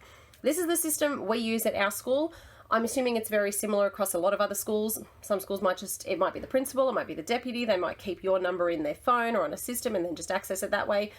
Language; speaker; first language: English; native; English